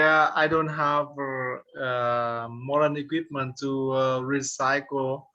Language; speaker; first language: English; non-native, learner; Vietnamese